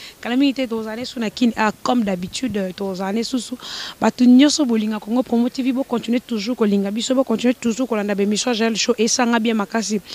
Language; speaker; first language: Lingala; native; Lingala